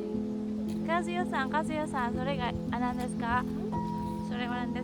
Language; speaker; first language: Japanese; non-native, learner; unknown